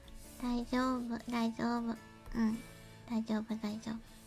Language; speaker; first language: Japanese; native; Japanese